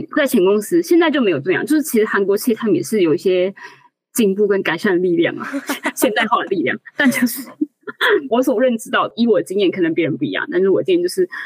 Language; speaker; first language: Chinese; native; Chinese